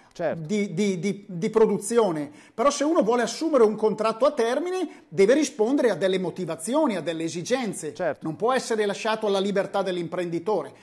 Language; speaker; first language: Italian; native; Italian